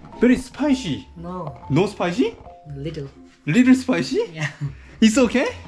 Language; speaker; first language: English; non-native, learner; Korean